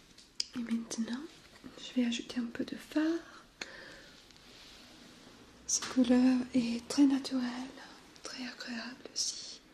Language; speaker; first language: French; non-native, fluent; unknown